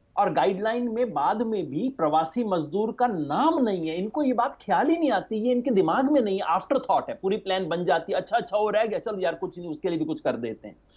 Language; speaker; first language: Hindi; native; Hindi